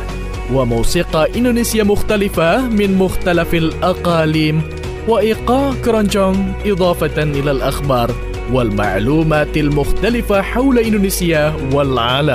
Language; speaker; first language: Arabic; non-native, fluent; Indonesian